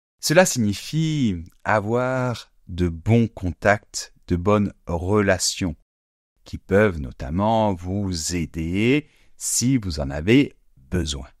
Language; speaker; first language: French; native; French